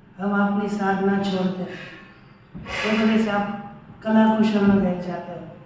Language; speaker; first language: Hindi; non-native, local second language; Marathi